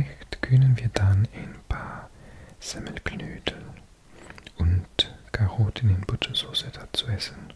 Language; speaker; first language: German; non-native, learner; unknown